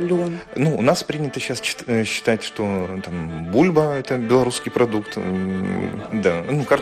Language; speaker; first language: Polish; non-native, learner; Russian